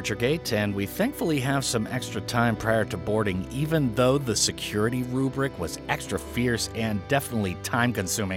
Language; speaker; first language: English; native; English